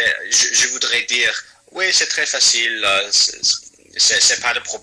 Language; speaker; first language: French; non-native, fluent; English